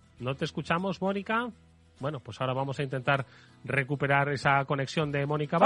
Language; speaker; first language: Spanish; native; Spanish